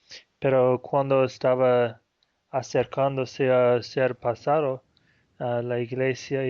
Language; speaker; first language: Spanish; non-native, fluent; Portuguese